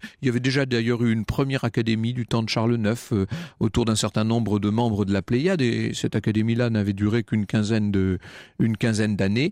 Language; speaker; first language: French; native; French